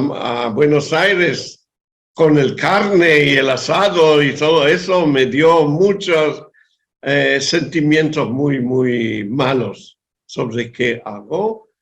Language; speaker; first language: Spanish; non-native, fluent; Hebrew